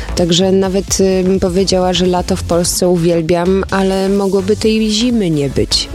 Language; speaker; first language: Polish; early bilingual, other home language; German